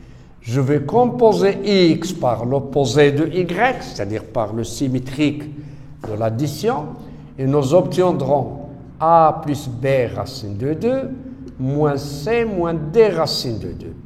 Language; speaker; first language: French; non-native, local second language; Arabic